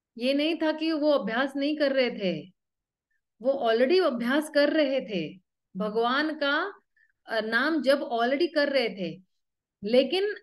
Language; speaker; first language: Hindi; native; Hindi